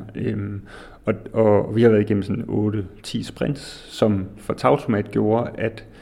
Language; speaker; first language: Danish; native; Danish